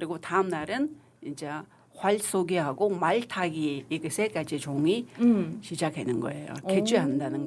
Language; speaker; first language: Korean; non-native, fluent; Mongolian